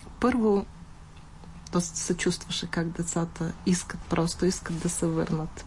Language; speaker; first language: Bulgarian; early bilingual, heritage; Bulgarian